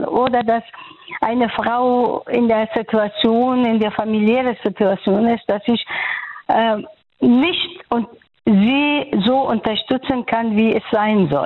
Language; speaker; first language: German; non-native, fluent; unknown